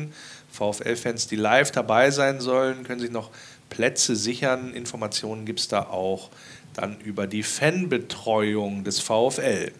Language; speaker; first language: German; native; German